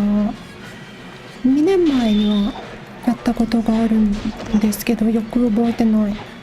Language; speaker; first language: Japanese; non-native, learner; English